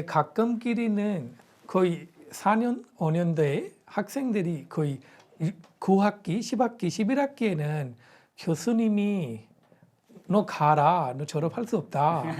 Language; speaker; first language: Korean; non-native, fluent; Punjabi